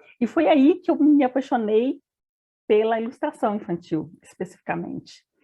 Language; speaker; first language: Portuguese; native; Portuguese